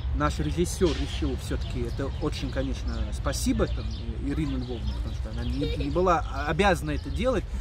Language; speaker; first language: Russian; non-native, fluent; English